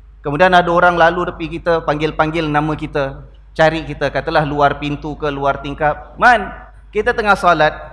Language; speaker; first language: Malay; native; Malay